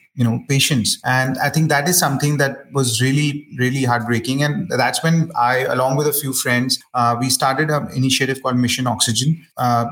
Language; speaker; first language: English; non-native, local second language; Hindi